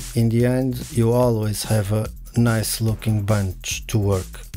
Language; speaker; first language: English; non-native, fluent; Portuguese